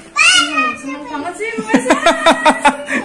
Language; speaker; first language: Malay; non-native, local second language; Javanese